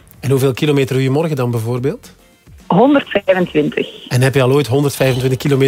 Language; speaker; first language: Dutch; native; Dutch